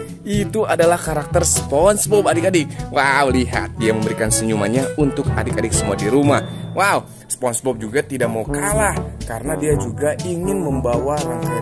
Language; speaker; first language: Indonesian; native; Indonesian